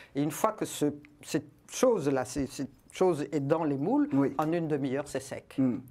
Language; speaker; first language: French; non-native, local second language; Rundi